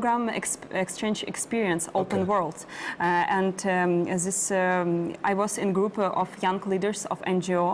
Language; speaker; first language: English; non-native, learner; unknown